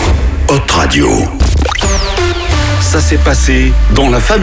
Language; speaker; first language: French; native; French